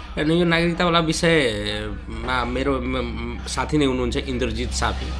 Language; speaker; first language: Nepali; non-native, local second language; Maithili